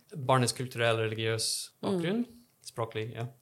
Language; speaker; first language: Norwegian; non-native, fluent; English